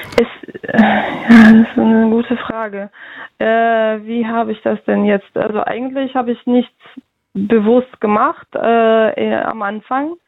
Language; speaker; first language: German; early bilingual, other home language; Russian